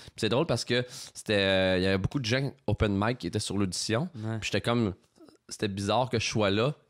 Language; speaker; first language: French; native; French